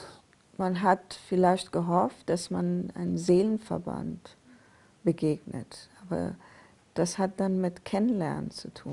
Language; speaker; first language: German; non-native, fluent; Persian